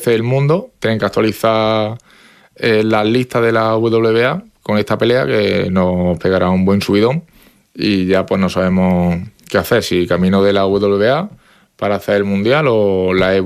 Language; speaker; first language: Spanish; native; Spanish